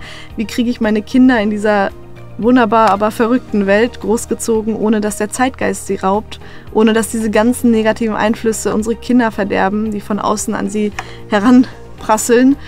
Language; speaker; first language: German; native; German